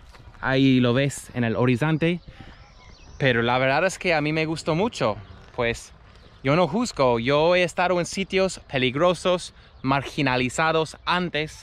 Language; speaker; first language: Spanish; non-native, fluent; English